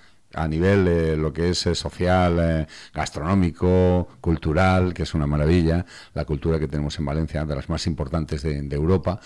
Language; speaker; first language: Spanish; native; Spanish